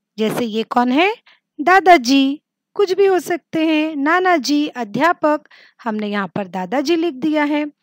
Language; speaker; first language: Hindi; non-native, local second language; Marathi